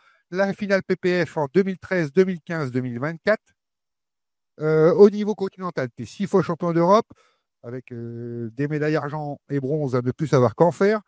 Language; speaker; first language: French; native; French